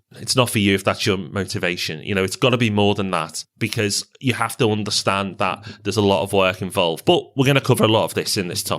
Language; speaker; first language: English; native; English